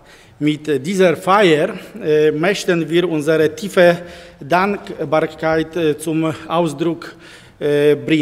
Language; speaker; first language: German; non-native, fluent; Polish